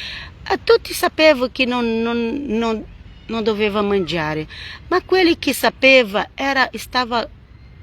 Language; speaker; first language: Italian; non-native, fluent; Portuguese